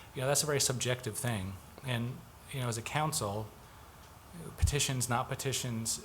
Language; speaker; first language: English; native; English